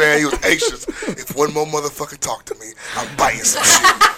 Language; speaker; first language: English; early bilingual, other home language; Haitian Creole